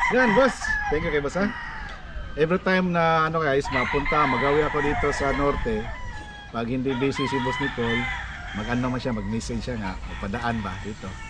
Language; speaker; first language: Filipino; native; Filipino